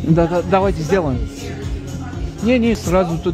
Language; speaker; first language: Russian; non-native, fluent; Tajik